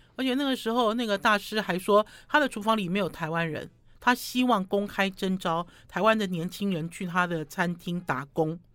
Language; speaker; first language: Chinese; native; Chinese